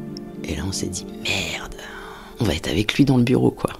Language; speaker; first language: French; native; French